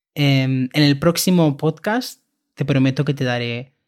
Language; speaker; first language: Spanish; native; Spanish